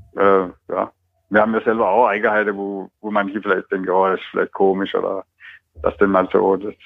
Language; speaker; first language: German; native; German